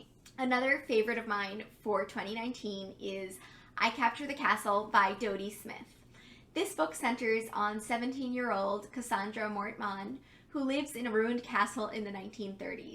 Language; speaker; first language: English; native; English